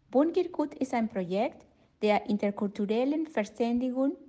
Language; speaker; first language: German; non-native, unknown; Spanish